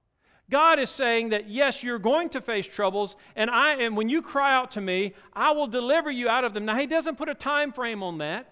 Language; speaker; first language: English; native; English